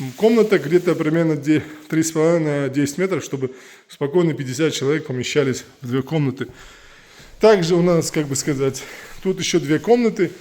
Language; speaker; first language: Russian; non-native, local second language; Uzbek